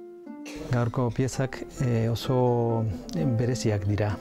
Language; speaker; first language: Basque; non-native, learner; Spanish